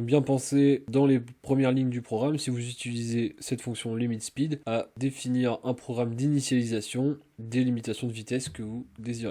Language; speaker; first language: French; native; French